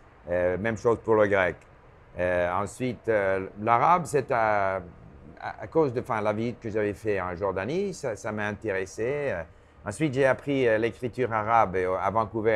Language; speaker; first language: French; non-native, local second language; English